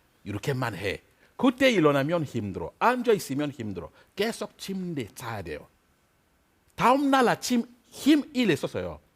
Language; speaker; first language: Korean; non-native, learner; French